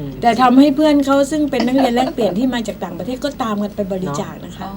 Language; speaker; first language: Thai; native; Thai